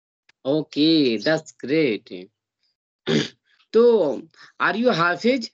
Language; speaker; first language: English; non-native, learner; Hindi